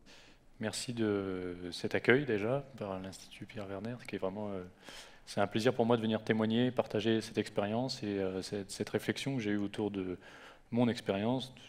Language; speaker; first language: French; native; French